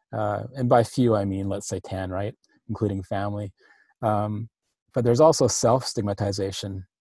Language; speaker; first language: English; native; English